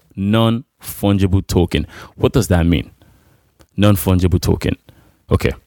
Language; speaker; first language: English; non-native, local second language; Igbo